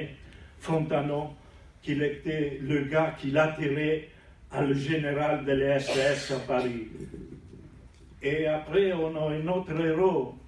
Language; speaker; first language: French; non-native, fluent; Italian